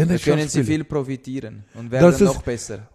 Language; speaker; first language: German; native; German